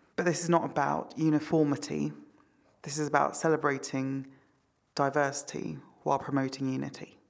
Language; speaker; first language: English; native; English